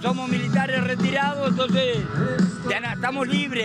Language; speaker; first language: Spanish; native; Spanish